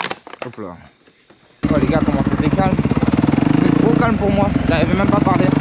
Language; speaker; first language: French; native; French